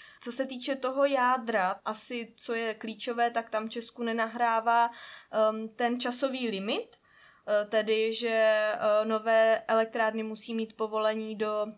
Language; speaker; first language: Czech; native; Czech